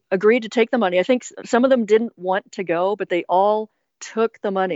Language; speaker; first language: English; native; English